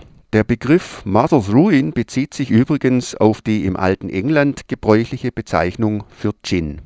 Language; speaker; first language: German; native; German